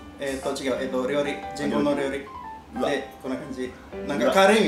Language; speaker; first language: Japanese; non-native, learner; Indonesian